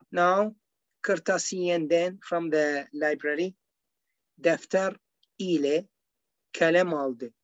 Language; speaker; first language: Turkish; non-native, learner; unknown